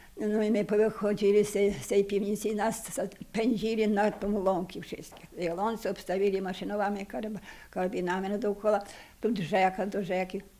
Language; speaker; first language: Polish; non-native, local second language; Ukrainian